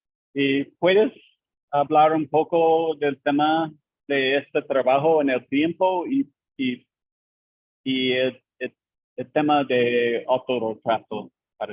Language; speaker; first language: Spanish; non-native, learner; English